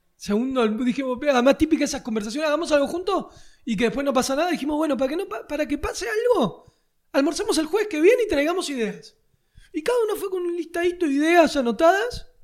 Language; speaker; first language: Spanish; native; Spanish